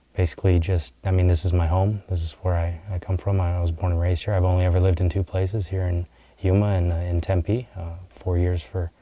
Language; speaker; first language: English; native; English